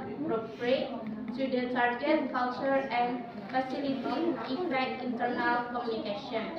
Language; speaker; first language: English; non-native, learner; Indonesian